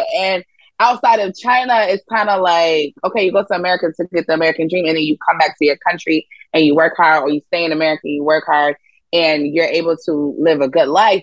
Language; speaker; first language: English; native; English